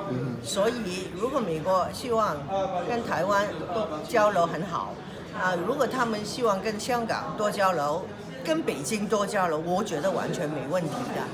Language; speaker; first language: Chinese; non-native, local second language; Cantonese